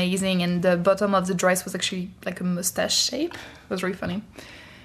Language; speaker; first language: English; non-native, fluent; French